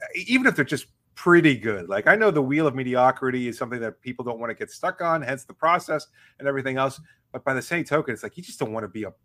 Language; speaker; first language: English; native; English